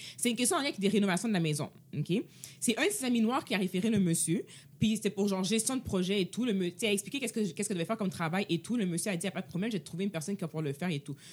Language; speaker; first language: French; native; French